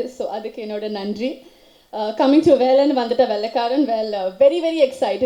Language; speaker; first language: Tamil; non-native, local second language; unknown